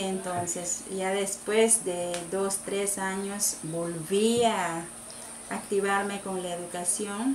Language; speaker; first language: Spanish; non-native, local second language; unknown